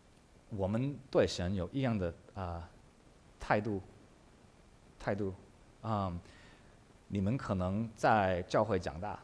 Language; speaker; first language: Chinese; early bilingual, heritage; English